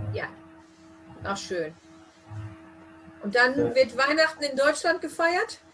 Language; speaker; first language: German; non-native, fluent; English